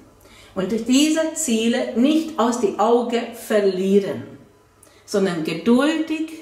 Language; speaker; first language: German; non-native, fluent; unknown